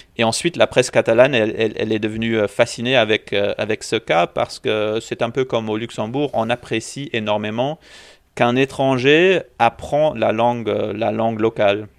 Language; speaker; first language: French; non-native, local second language; English